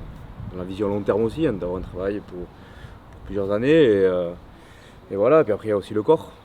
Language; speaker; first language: French; native; French